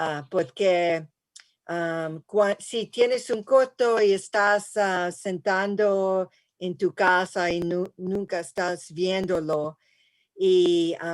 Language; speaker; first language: Spanish; early bilingual, heritage; English